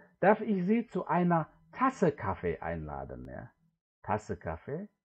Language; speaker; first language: German; non-native, fluent; Indonesian